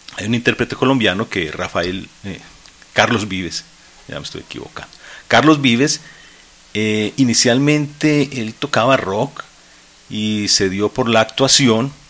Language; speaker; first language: Spanish; native; Spanish